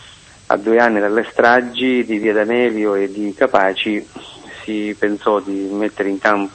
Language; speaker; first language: Italian; native; Italian